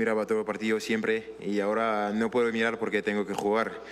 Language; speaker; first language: Spanish; non-native, learner; French